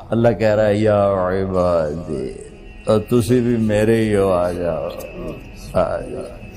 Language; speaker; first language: Urdu; non-native, local second language; Punjabi